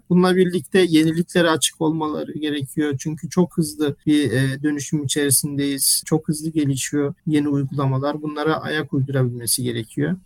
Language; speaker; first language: Turkish; early bilingual, heritage; Turkish